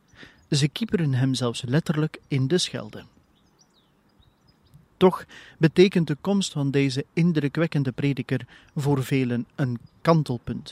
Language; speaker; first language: Dutch; native; Dutch